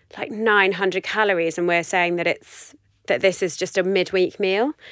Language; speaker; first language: English; native; English